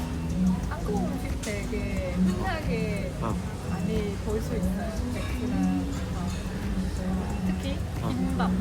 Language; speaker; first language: Korean; non-native, fluent; Vietnamese